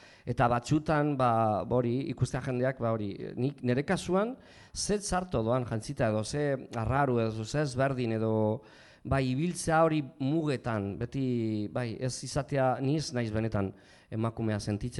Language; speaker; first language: Basque; non-native, local second language; Spanish